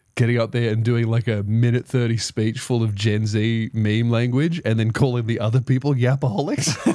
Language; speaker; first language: English; native; English